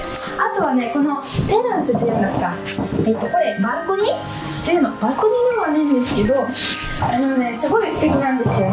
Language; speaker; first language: Japanese; non-native, fluent; Italian